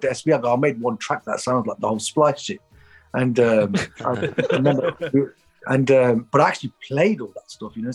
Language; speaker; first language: English; native; English